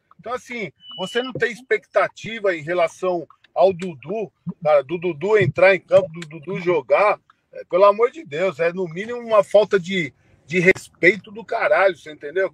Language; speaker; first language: Portuguese; native; Portuguese